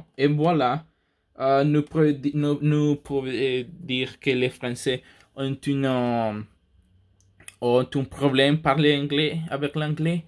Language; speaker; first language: French; non-native, learner; Spanish